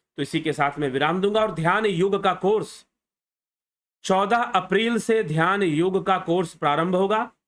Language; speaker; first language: Hindi; native; Hindi